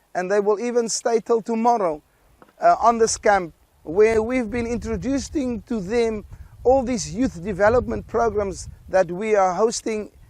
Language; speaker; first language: English; non-native, local second language; Afrikaans